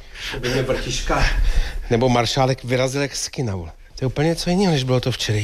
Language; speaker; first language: Czech; native; Czech